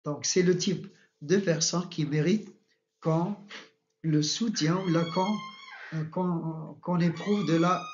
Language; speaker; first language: French; non-native, local second language; Arabic